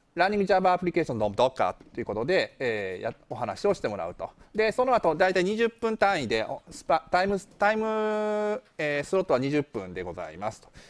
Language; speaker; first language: Japanese; native; Japanese